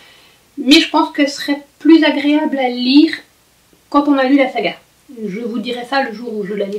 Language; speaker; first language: French; native; French